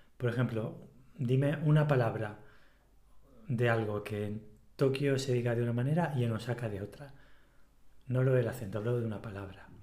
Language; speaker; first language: Spanish; native; Spanish